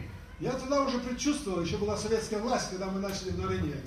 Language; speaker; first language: Russian; native; Russian